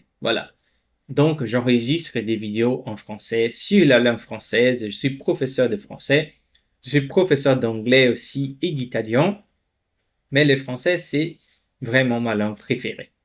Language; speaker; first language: French; non-native, fluent; Portuguese